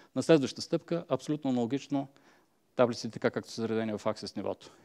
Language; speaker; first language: Bulgarian; native; Bulgarian